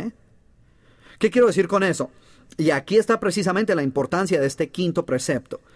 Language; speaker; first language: Spanish; native; Spanish